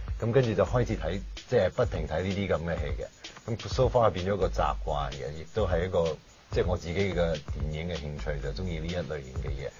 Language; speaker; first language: Cantonese; early bilingual, heritage; Cantonese